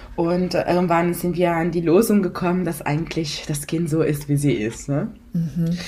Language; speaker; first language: German; non-native, fluent; Italian